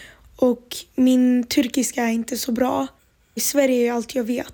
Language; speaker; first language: Swedish; early bilingual, other home language; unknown